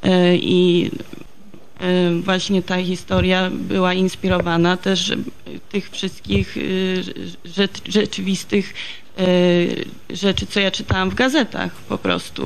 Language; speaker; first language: Polish; early bilingual, heritage; Polish